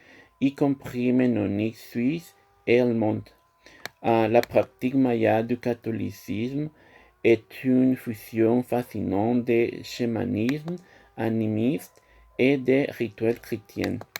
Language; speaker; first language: French; non-native, learner; Spanish